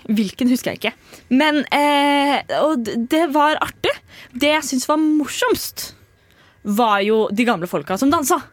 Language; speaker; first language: Norwegian; native; Norwegian